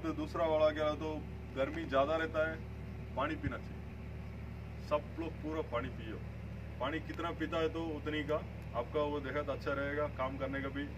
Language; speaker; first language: Hindi; non-native, local second language; Tamil